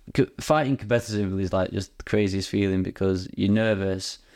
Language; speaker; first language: English; native; English